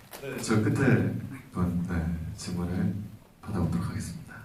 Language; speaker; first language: Korean; native; Korean